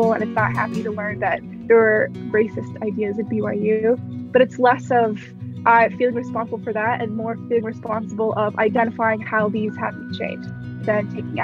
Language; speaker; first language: English; native; English